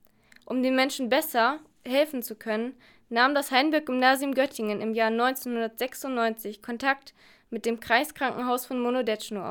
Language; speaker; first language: German; native; German